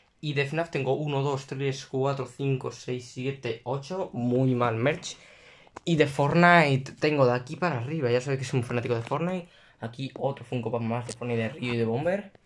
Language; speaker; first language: Spanish; native; Spanish